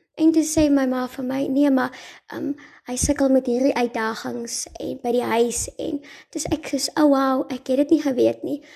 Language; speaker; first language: Afrikaans; native; Afrikaans